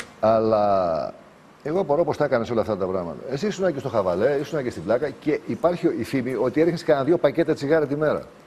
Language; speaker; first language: Greek; native; Greek